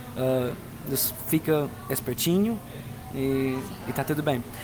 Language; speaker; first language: Portuguese; non-native, learner; English